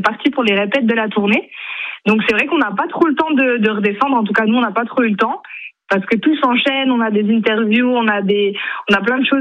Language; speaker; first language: French; native; French